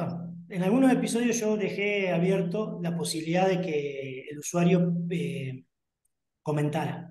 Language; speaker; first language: Spanish; native; Spanish